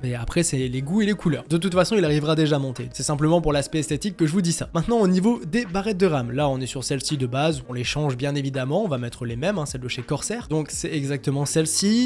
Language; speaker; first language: French; native; French